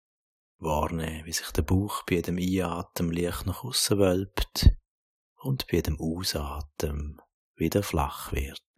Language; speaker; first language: German; native; German